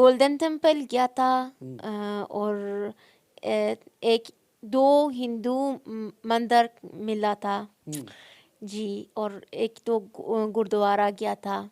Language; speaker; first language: Hindi; non-native, learner; Persian